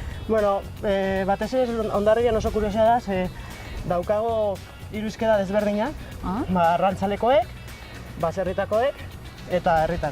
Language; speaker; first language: Basque; non-native, local second language; Spanish